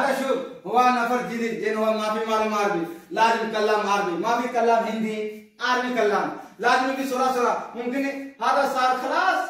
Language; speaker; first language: Arabic; non-native, learner; Hindi